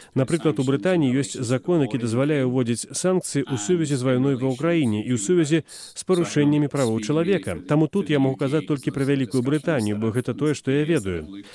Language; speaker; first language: Belarusian; non-native, fluent; English